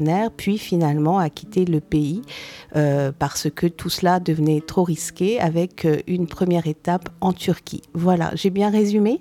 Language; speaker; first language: French; native; French